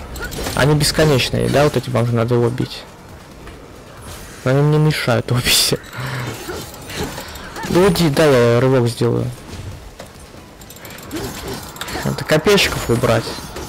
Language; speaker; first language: Russian; native; Russian